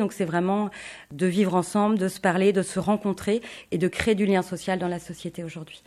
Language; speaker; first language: French; native; French